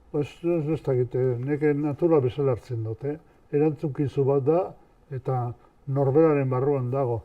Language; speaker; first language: Basque; native; Basque